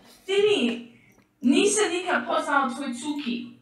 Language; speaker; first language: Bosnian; early bilingual, heritage; English